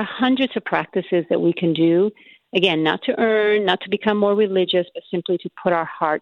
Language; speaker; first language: English; non-native, fluent; Spanish